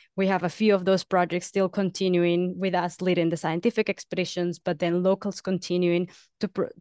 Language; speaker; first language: English; non-native, fluent; Spanish